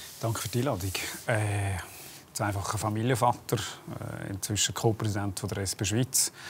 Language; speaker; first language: German; native; German